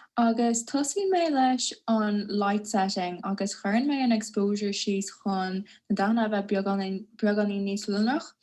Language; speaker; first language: Irish; native; Irish